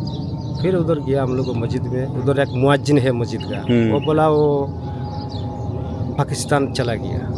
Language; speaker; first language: Hindi; non-native, fluent; Pashto